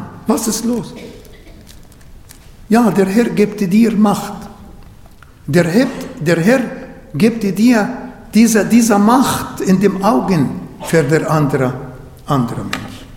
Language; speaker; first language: German; non-native, learner; Arabic